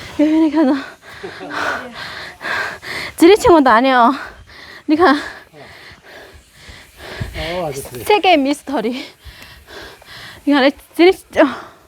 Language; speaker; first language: Korean; non-native, learner; Chinese